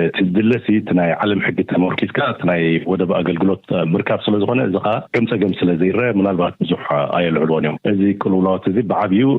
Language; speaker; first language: Tigrinya; native; Tigrinya